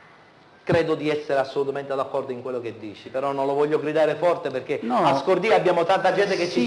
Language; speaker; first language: Italian; native; Italian